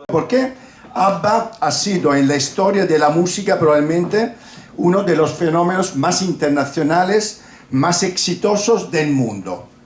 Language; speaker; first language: Spanish; non-native, fluent; Italian